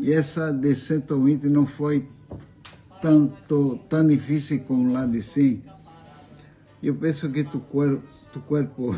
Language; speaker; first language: Spanish; non-native, learner; Portuguese